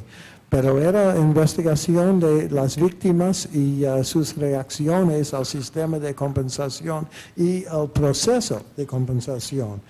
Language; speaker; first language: Spanish; non-native, fluent; English